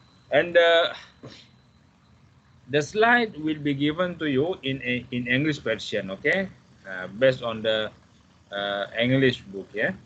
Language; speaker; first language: English; non-native, fluent; Malay